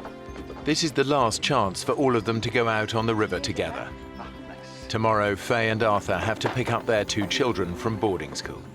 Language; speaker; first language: English; native; English